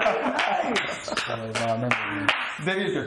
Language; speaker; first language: Japanese; native; Japanese